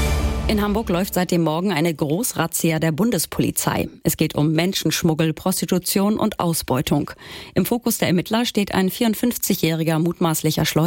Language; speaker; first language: German; native; German